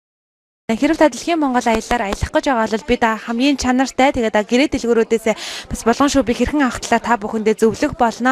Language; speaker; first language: Mongolian; native; Mongolian